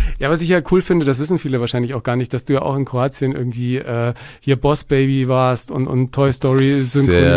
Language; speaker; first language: German; native; German